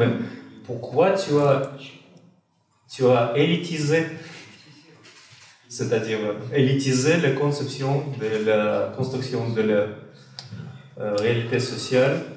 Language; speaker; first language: French; non-native, fluent; Russian